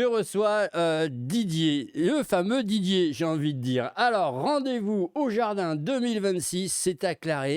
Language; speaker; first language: French; native; French